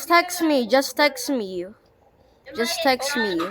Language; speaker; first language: English; non-native, local second language; Filipino